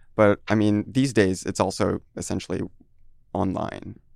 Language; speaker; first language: English; early bilingual, heritage; French